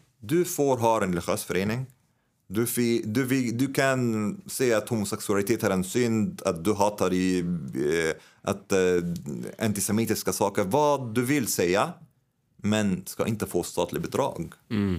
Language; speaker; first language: Swedish; non-native, fluent; Arabic